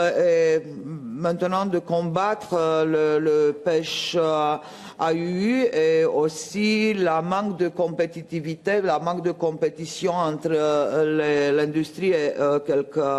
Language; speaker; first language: French; non-native, fluent; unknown